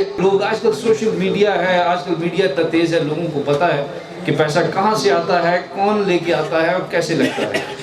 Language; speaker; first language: Urdu; non-native, local second language; Northern Hindko